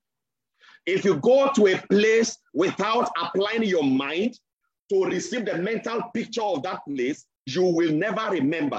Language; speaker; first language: English; non-native, local second language; Yoruba